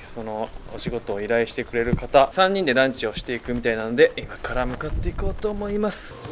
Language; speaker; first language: Japanese; native; Japanese